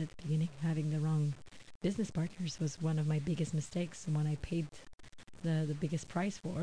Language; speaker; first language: English; native; English